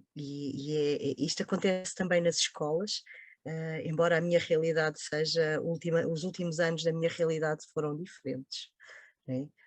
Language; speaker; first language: Portuguese; native; Portuguese